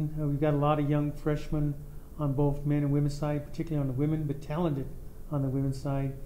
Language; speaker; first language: English; native; English